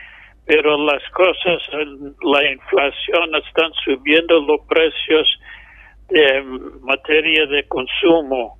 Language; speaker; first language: Spanish; non-native, fluent; English